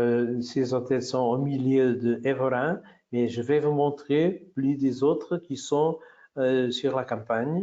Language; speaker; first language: French; non-native, fluent; Portuguese